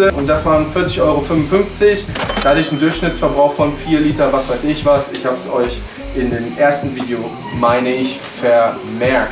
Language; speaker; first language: German; native; German